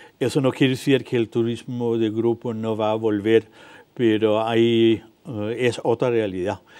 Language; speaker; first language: Spanish; non-native, fluent; Danish